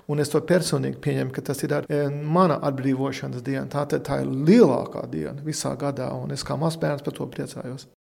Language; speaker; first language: Latvian; early bilingual, heritage; Latvian